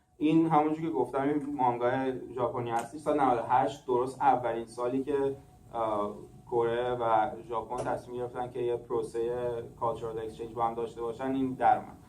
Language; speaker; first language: Persian; early bilingual, heritage; English